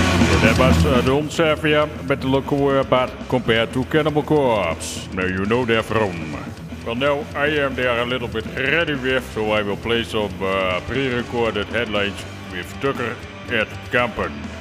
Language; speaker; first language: English; non-native, learner; Dutch